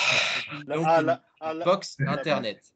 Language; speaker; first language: French; non-native, fluent; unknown